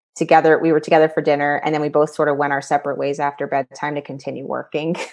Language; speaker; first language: English; native; English